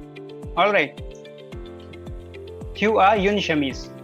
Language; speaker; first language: French; non-native, fluent; Hindi